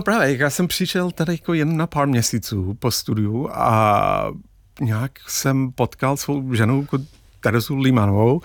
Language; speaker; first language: Czech; non-native, fluent; English